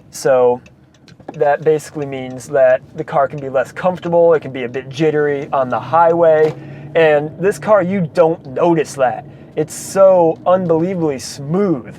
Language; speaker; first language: English; native; English